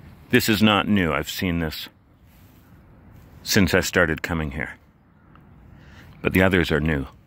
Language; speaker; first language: English; native; English